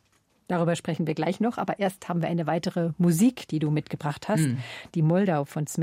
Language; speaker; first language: German; native; German